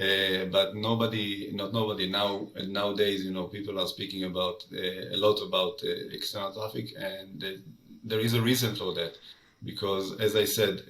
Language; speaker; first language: English; non-native, fluent; Hebrew